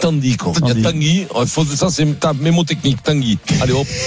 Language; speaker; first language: French; native; French